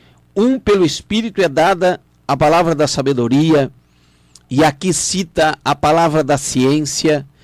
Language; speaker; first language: Portuguese; native; Portuguese